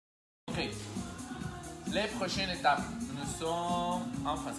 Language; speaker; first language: French; non-native, learner; Spanish